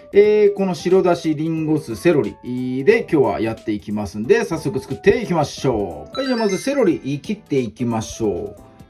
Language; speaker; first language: Japanese; native; Japanese